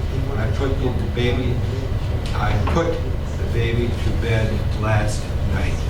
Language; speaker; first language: English; native; English